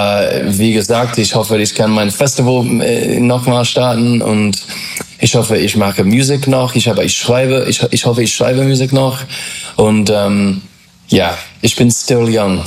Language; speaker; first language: German; non-native, learner; English